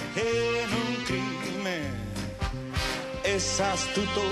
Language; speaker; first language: Spanish; native; Spanish